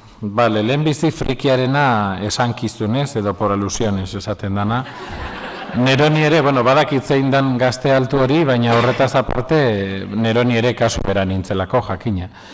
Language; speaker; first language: Basque; non-native, local second language; Spanish